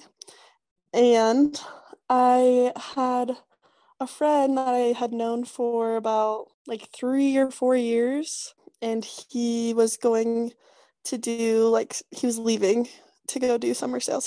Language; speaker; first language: English; native; English